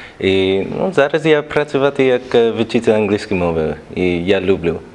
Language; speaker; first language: Ukrainian; non-native, learner; English